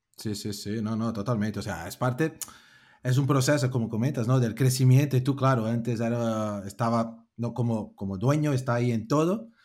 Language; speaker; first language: Spanish; non-native, fluent; Portuguese